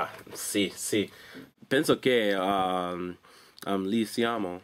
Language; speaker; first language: Italian; non-native, learner; English